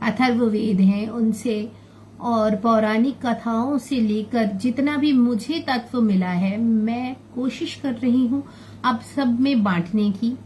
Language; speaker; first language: Hindi; non-native, local second language; Bangla